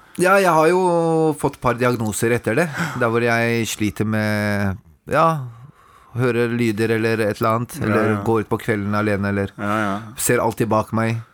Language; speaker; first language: Norwegian; native; Norwegian